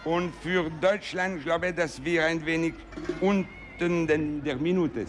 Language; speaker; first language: German; non-native, local second language; Italian